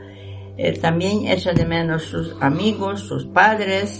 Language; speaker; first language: Spanish; non-native, learner; Ukrainian